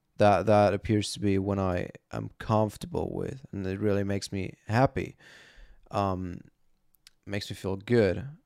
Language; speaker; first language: English; non-native, fluent; German